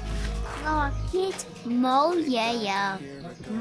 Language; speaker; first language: Cantonese; early bilingual, heritage; English